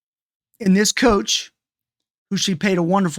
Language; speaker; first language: English; native; English